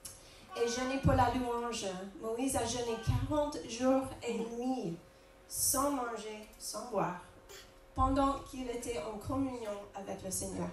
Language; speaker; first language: French; non-native, fluent; English